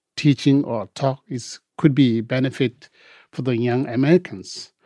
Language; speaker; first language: English; non-native, local second language; Tibetan